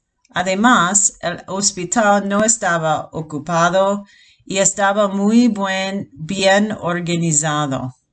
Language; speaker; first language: Spanish; non-native, fluent; English